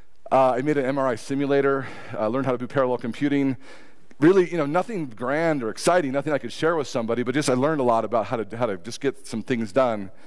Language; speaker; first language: English; native; English